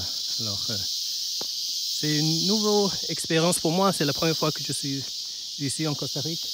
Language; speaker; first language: French; non-native, learner; Chinese